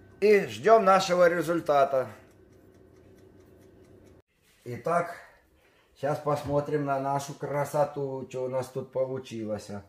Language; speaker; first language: Russian; native; Russian